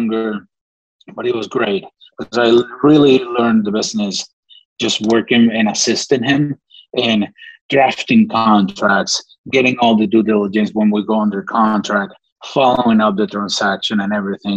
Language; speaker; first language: English; non-native, fluent; Spanish